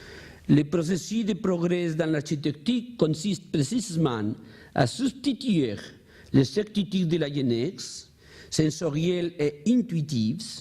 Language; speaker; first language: French; non-native, learner; Spanish